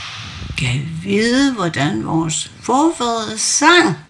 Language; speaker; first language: Danish; non-native, local second language; Kalaallisut